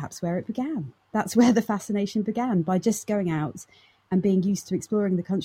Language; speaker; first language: English; native; English